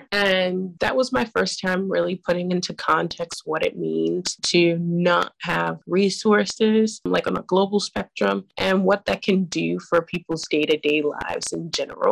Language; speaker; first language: English; native; English